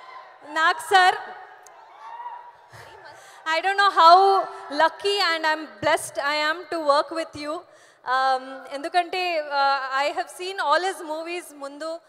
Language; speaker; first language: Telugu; non-native, learner; Kannada